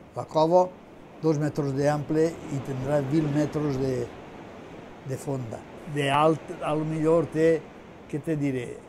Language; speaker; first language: Catalan; native; Catalan